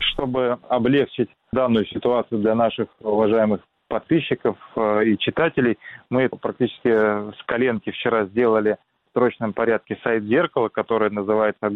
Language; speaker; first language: Russian; native; Russian